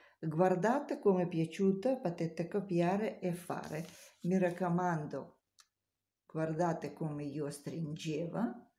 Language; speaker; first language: Italian; non-native, learner; Russian